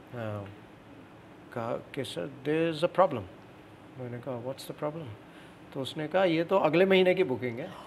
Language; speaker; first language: Urdu; native; Urdu